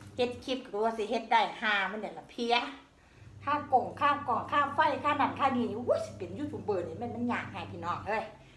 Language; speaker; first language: Thai; native; Thai